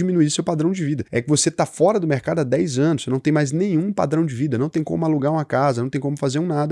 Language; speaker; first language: Portuguese; native; Portuguese